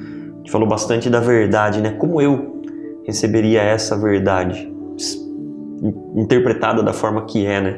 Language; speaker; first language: Portuguese; native; Portuguese